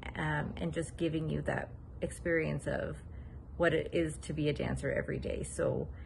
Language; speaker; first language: English; native; English